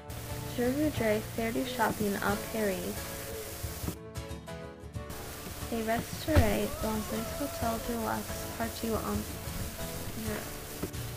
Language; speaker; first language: French; non-native, learner; English